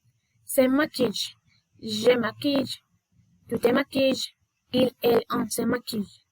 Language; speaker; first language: French; non-native, learner; Spanish